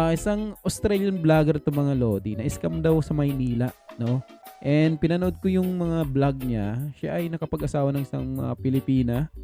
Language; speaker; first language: Filipino; native; Filipino